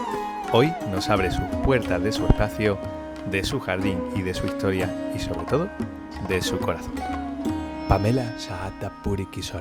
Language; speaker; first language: Spanish; native; Spanish